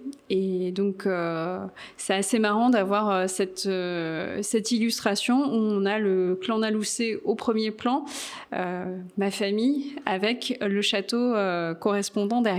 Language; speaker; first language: French; native; French